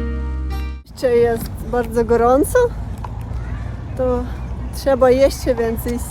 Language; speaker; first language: Polish; non-native, learner; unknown